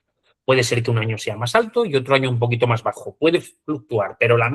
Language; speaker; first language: Spanish; native; Spanish